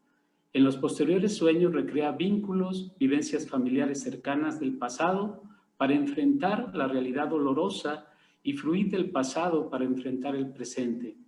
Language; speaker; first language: Spanish; native; Spanish